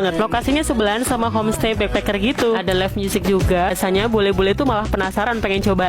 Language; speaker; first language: Indonesian; native; Indonesian